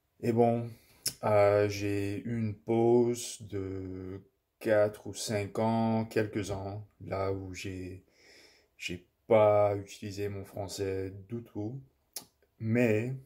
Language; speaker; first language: French; non-native, local second language; English